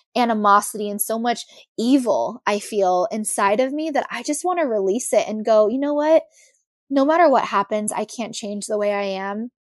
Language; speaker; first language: English; native; English